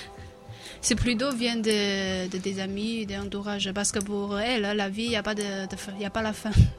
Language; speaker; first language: French; non-native, learner; Chinese